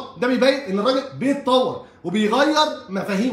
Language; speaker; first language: Arabic; native; Arabic